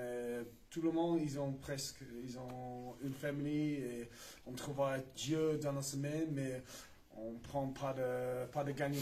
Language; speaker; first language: French; non-native, learner; English